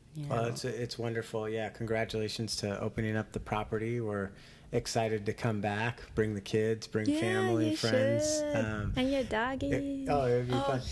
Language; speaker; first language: English; non-native, fluent; Finnish